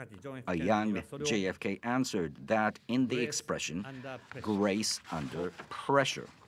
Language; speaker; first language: English; non-native, fluent; Japanese